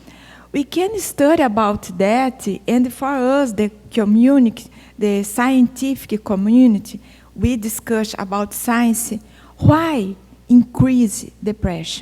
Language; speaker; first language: English; non-native, fluent; Portuguese